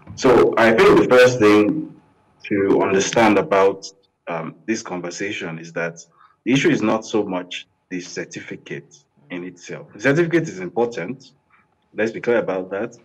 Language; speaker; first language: English; non-native, local second language; Yoruba